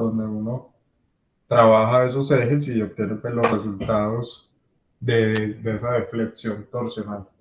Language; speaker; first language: Spanish; native; Spanish